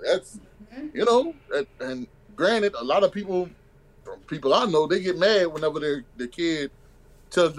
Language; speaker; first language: English; native; English